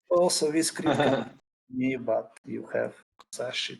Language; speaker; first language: English; non-native, fluent; Russian